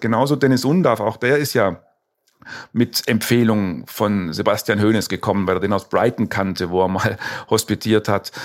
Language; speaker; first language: German; native; German